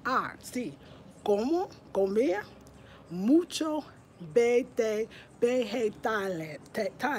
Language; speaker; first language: Spanish; non-native, learner; English